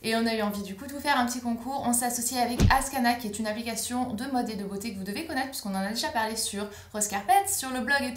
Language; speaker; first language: French; native; French